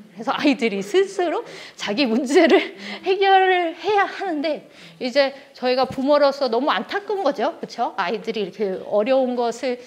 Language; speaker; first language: Korean; early bilingual, heritage; Korean